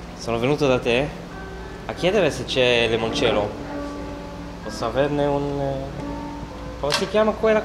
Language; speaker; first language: Italian; non-native, learner; English